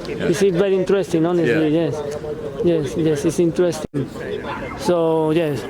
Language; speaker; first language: English; non-native, learner; Spanish